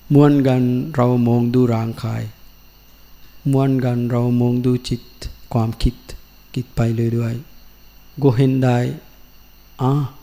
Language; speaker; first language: Thai; non-native, learner; Sinhala